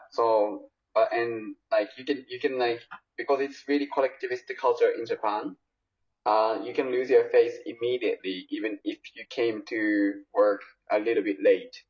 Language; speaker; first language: English; non-native, fluent; Japanese